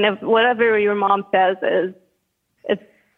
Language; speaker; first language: English; non-native, fluent; Arabic